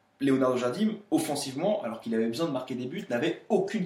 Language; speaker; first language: French; native; French